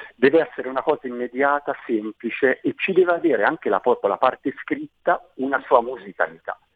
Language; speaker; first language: Italian; native; Italian